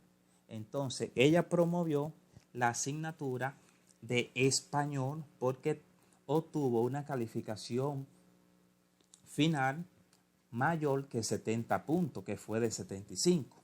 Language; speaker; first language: Spanish; native; Spanish